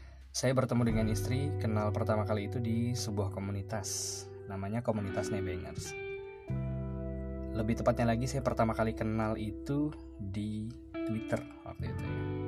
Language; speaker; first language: Indonesian; native; Indonesian